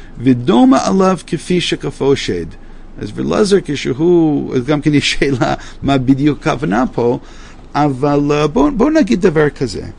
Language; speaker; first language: Hebrew; non-native, fluent; English